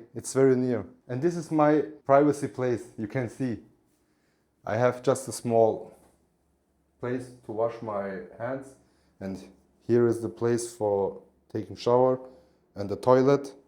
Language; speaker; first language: English; non-native, learner; Turkish